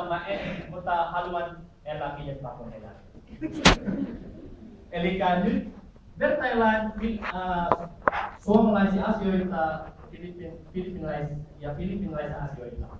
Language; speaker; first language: Finnish; non-native, learner; Filipino